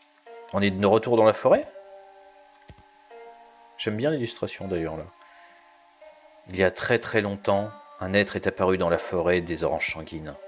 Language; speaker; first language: French; native; French